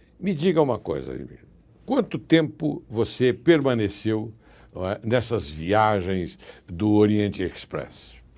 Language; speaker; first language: Portuguese; native; Portuguese